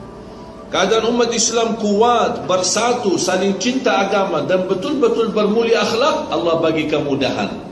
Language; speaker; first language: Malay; non-native, fluent; Arabic